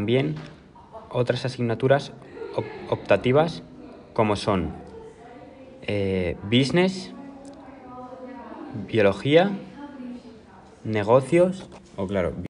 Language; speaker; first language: Spanish; non-native, learner; English